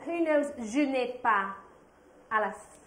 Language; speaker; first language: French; non-native, fluent; English